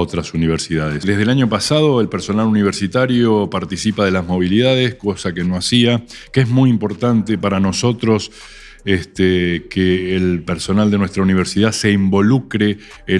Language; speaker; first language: Spanish; native; Spanish